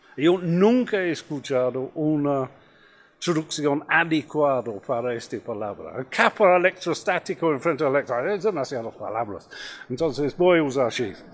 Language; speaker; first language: Spanish; non-native, fluent; English